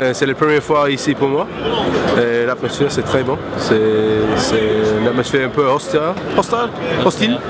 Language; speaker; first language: French; non-native, learner; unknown